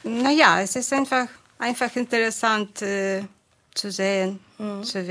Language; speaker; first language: German; non-native, fluent; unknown